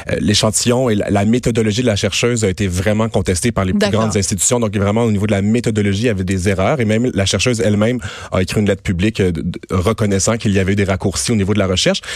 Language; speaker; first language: French; native; French